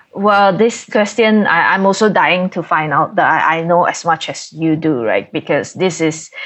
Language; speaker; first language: English; non-native, local second language; Cantonese